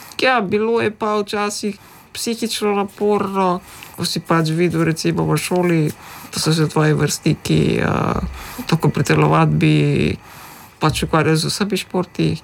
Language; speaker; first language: Slovenian; early bilingual, other home language; Macedonian